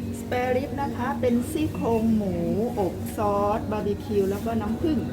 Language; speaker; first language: Thai; native; Thai